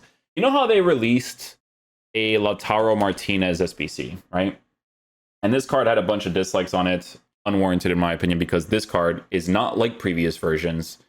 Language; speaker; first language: English; native; English